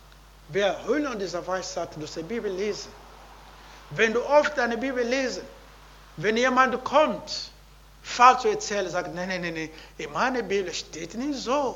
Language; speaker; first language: German; non-native, learner; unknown